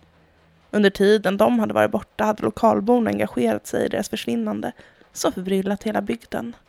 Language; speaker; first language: Swedish; native; Swedish